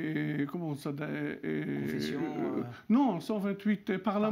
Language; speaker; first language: French; non-native, local second language; Arabic